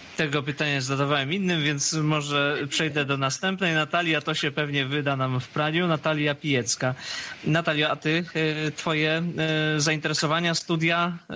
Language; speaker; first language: Polish; native; Polish